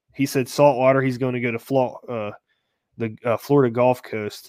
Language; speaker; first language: English; native; English